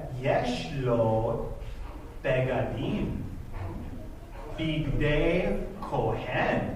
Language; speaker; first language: Hebrew; non-native, fluent; English